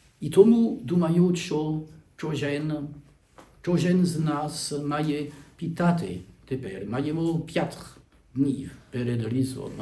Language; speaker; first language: Ukrainian; non-native, learner; French